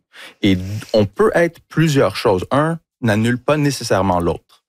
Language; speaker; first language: French; early bilingual, other home language; English